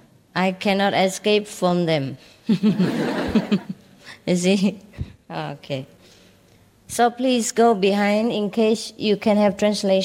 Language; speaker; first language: English; non-native, fluent; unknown